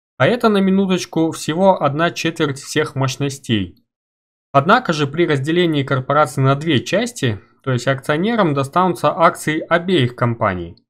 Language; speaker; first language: Russian; native; Russian